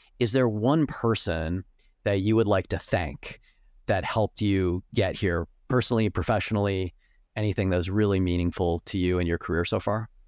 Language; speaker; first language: English; native; English